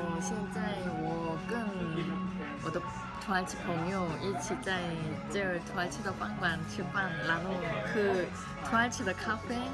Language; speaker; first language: Chinese; non-native, learner; Korean